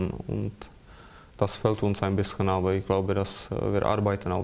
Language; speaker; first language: German; non-native, fluent; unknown